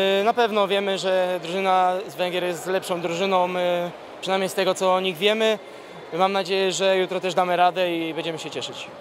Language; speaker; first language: Polish; native; Polish